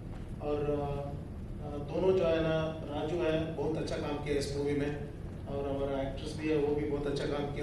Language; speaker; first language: Hindi; non-native, local second language; Kannada